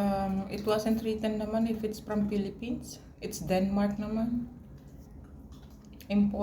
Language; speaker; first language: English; non-native, local second language; Filipino